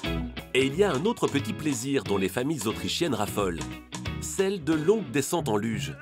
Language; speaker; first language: French; native; French